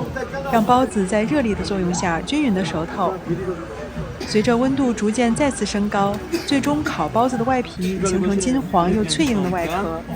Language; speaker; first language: Chinese; native; Chinese